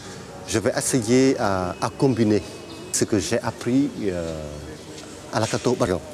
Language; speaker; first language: French; non-native, fluent; Vietnamese